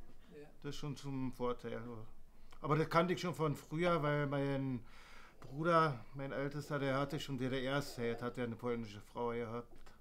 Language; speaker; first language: German; native; German